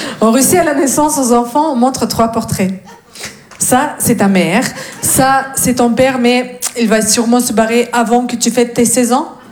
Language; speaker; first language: French; non-native, fluent; Russian